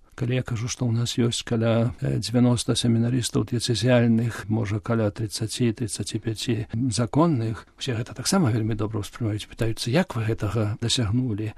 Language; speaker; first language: Belarusian; non-native, local second language; Polish